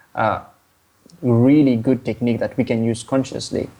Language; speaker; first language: English; non-native, fluent; Morisyen